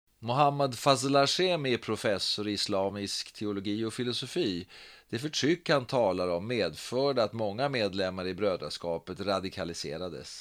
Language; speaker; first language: Swedish; native; Swedish